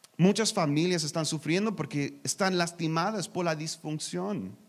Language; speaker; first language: Spanish; non-native, learner; English